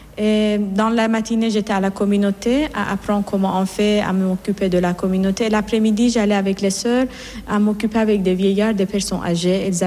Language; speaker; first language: French; non-native, fluent; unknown